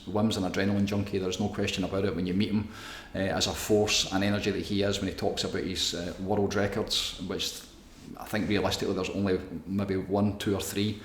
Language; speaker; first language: English; native; English